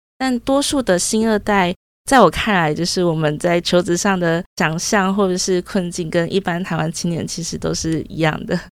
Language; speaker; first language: Chinese; native; Chinese